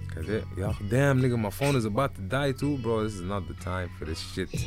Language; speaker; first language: Arabic; early bilingual, heritage; Arabic